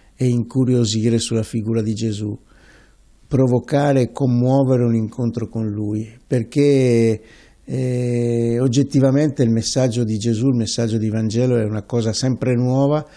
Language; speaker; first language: Italian; native; Italian